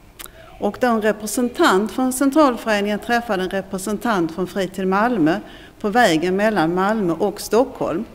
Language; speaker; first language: Swedish; native; Swedish